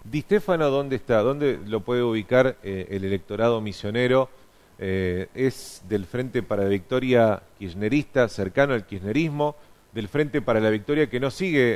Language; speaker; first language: Spanish; native; Spanish